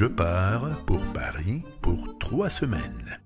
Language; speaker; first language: French; non-native, fluent; Russian